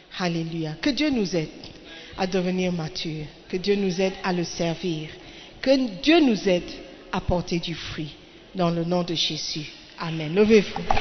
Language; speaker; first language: French; non-native, fluent; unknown